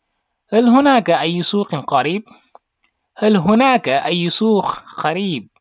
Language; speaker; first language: Arabic; non-native, fluent; Wolof